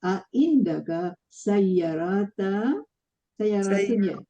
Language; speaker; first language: Arabic; non-native, learner; Indonesian